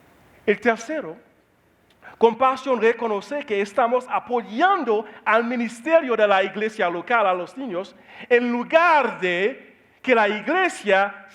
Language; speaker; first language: Spanish; non-native, learner; Haitian Creole